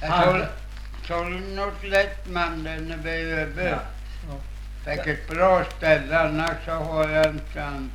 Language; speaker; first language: Swedish; native; Swedish